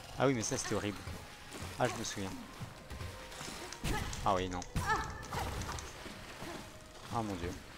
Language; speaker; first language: French; native; French